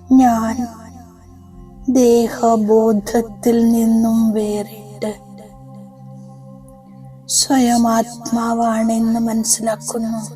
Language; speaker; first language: Malayalam; native; Malayalam